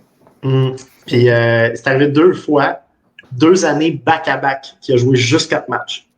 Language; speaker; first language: French; native; French